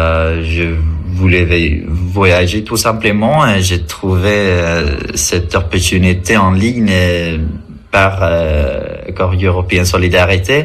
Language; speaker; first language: French; non-native, fluent; Swedish